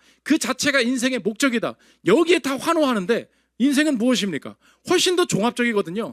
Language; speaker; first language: Korean; native; Korean